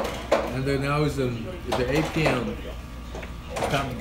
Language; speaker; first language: English; non-native, fluent; Korean